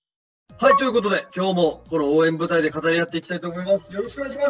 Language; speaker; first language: Japanese; native; Japanese